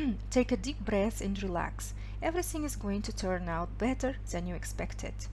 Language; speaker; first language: English; non-native, fluent; Kazakh